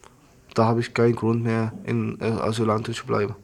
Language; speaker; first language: German; non-native, learner; Arabic